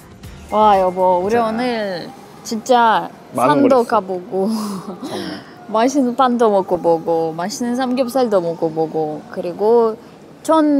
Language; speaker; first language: Korean; non-native, fluent; Russian